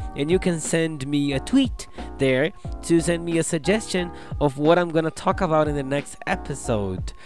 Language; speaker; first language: English; non-native, fluent; Portuguese